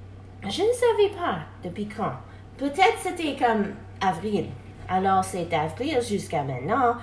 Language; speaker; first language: French; non-native, learner; English